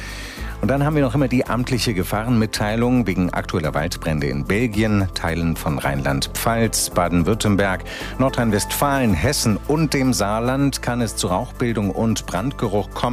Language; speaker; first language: German; native; German